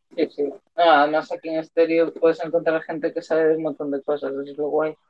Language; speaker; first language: Spanish; native; Spanish